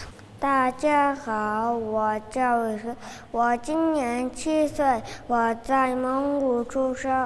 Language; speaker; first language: Chinese; non-native, learner; Mongolian